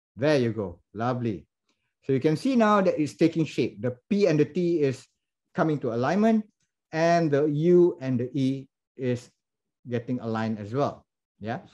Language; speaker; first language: English; non-native, local second language; Malay